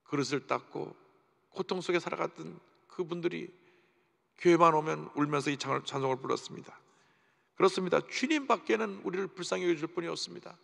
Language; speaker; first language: Korean; native; Korean